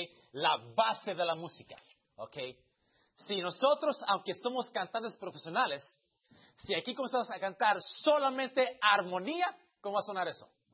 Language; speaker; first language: Spanish; early bilingual, heritage; Spanish